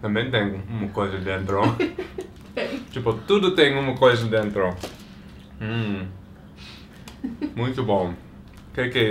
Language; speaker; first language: Portuguese; non-native, fluent; English